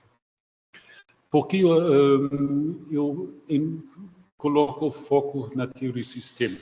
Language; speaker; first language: Portuguese; non-native, fluent; German